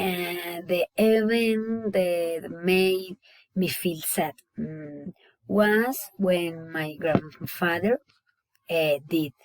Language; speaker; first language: English; non-native, learner; Spanish